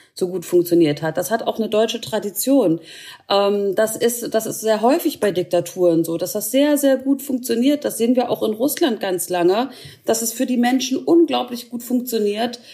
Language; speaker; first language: German; native; German